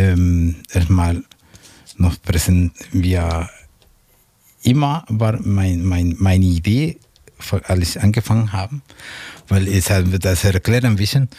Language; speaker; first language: German; non-native, fluent; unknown